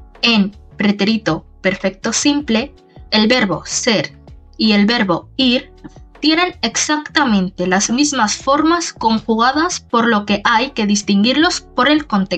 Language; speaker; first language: Spanish; non-native, fluent; Bangla